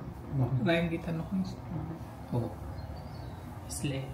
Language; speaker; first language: German; non-native, learner; Filipino